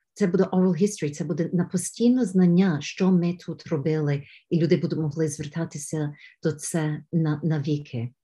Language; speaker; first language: Ukrainian; early bilingual, heritage; Ukrainian